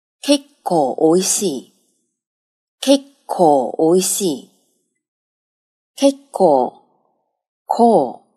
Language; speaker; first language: Japanese; non-native, fluent; Chinese